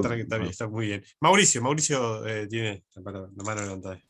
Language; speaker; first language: Spanish; native; Spanish